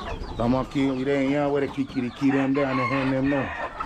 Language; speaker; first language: English; early bilingual, other home language; Spanish